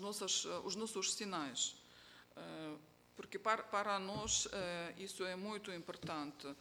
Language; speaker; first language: Portuguese; non-native, fluent; Ukrainian